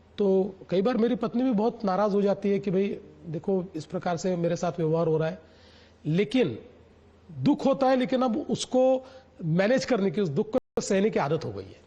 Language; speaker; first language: Hindi; non-native, local second language; Marathi